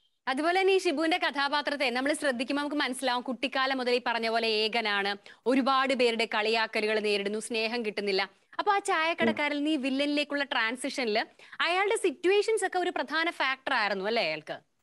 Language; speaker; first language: Malayalam; native; Malayalam